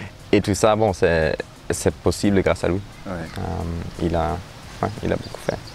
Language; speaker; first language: French; non-native, learner; German